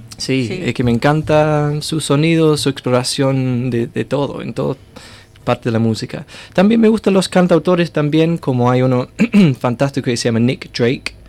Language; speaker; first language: Spanish; non-native, fluent; English